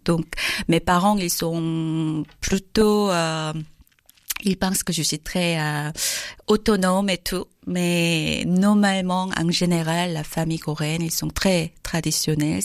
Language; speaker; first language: French; non-native, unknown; Korean